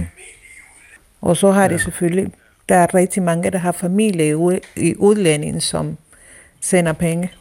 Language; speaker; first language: Danish; non-native, fluent; Spanish